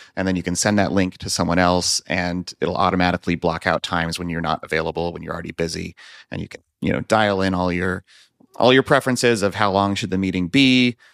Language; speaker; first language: English; native; English